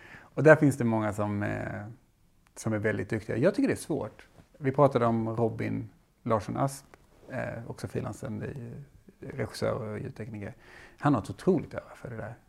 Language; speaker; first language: Swedish; native; Swedish